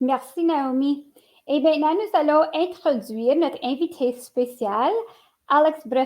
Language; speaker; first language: French; native; French